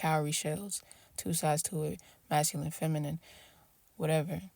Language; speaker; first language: English; native; English